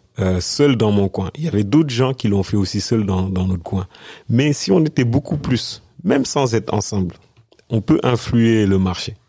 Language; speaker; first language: French; early bilingual, other home language; Wolof